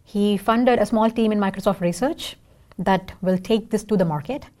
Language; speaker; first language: English; non-native, local second language; Tamil